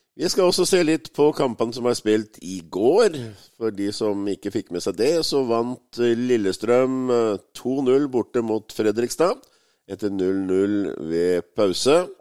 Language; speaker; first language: Norwegian; native; Norwegian